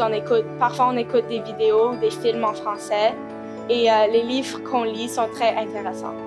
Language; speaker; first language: French; non-native, local second language; English